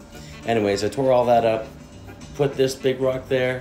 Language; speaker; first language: English; native; English